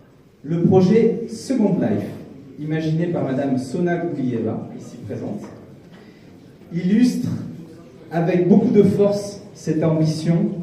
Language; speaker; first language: French; native; French